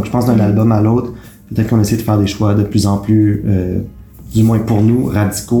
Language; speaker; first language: French; native; French